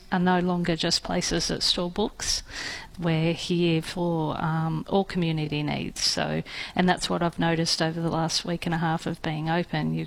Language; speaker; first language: English; native; English